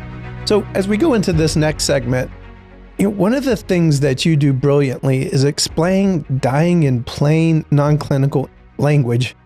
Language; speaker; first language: English; native; English